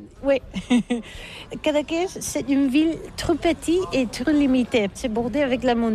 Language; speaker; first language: French; non-native, learner; Catalan